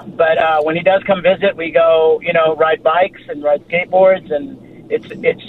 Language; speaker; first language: English; native; English